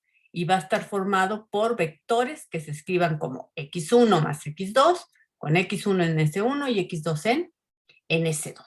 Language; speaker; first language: Spanish; native; Spanish